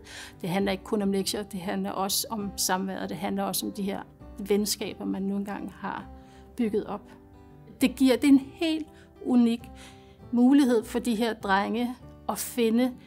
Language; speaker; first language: Danish; native; Danish